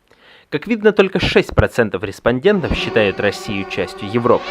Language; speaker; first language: Russian; native; Russian